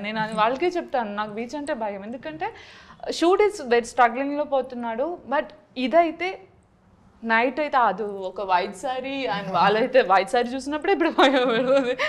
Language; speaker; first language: Telugu; non-native, learner; Malayalam